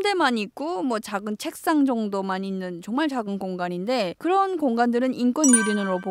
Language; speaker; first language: Korean; native; Korean